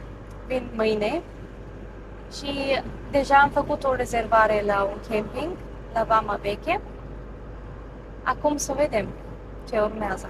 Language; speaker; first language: Romanian; non-native, fluent; Bulgarian